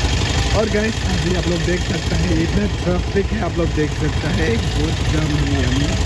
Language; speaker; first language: Hindi; non-native, local second language; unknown